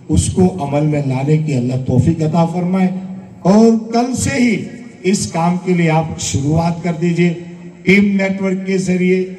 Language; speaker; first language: Hindi; non-native, local second language; Gujarati